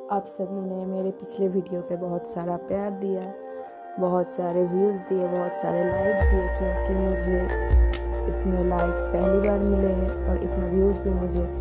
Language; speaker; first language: Hindi; non-native, local second language; Santali